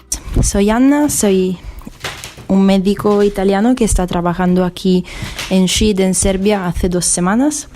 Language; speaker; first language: Spanish; non-native, fluent; Italian